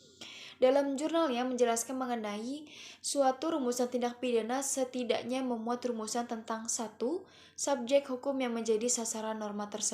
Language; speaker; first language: Indonesian; native; Indonesian